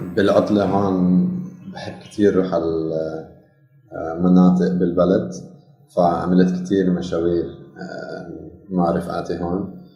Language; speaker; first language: Arabic; non-native, learner; Dutch